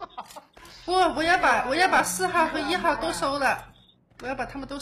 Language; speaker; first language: Chinese; native; Chinese